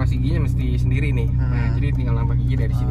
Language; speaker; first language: Indonesian; native; Indonesian